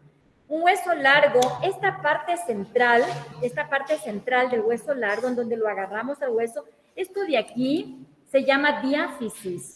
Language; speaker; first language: Spanish; native; Spanish